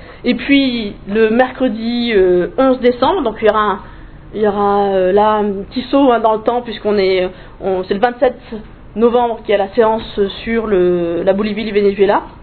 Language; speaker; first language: French; native; French